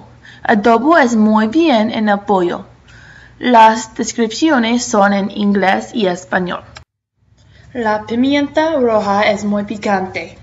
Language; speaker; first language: Spanish; non-native, learner; English